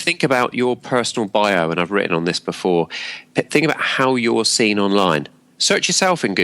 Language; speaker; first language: English; native; English